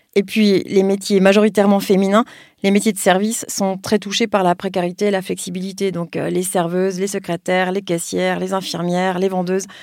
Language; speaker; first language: French; native; French